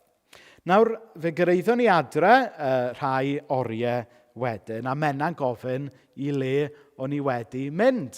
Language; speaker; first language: Welsh; native; Welsh